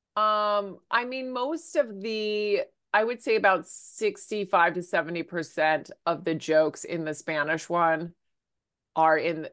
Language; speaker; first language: English; native; English